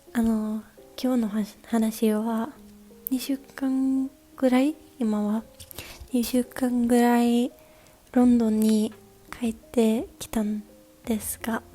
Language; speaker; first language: Japanese; non-native, learner; English